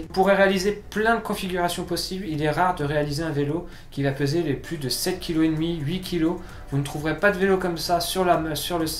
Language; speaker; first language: French; native; French